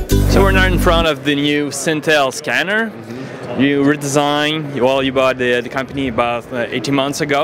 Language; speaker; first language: English; non-native, fluent; French